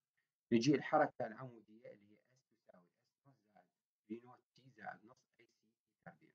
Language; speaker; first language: Arabic; native; Arabic